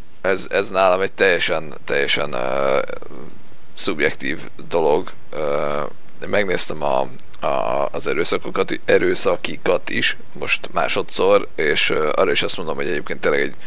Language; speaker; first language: Hungarian; native; Hungarian